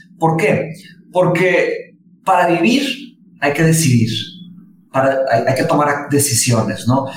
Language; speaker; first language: Spanish; early bilingual, other home language; Portuguese